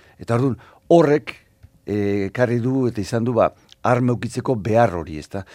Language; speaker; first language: Basque; native; Basque